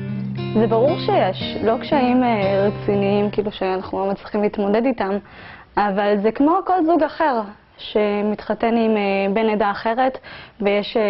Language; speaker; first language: Hebrew; early bilingual, other home language; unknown